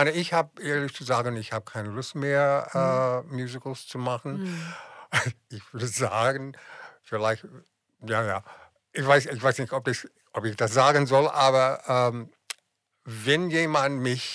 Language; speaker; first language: German; non-native, fluent; English